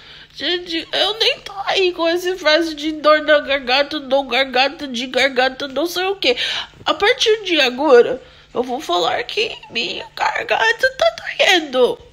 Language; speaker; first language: Portuguese; non-native, learner; English